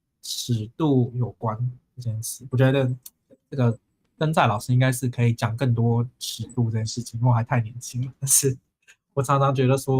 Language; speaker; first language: Chinese; native; Chinese